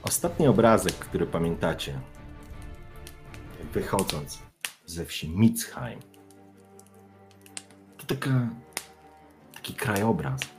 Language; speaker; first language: Polish; native; Polish